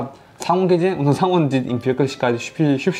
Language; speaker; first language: German; non-native, learner; Korean